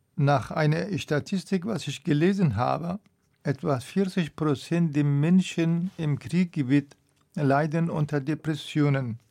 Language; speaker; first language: German; non-native, fluent; Persian